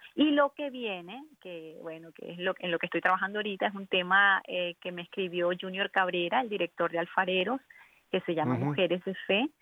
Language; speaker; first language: Spanish; native; Spanish